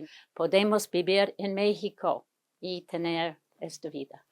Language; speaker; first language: Spanish; non-native, learner; English